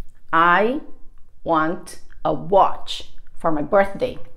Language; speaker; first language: English; non-native, fluent; Portuguese